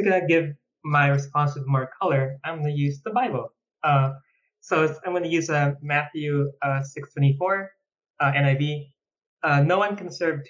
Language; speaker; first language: English; non-native, local second language; Filipino